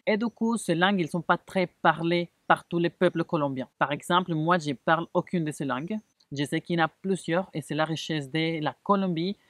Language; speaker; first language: French; non-native, fluent; Spanish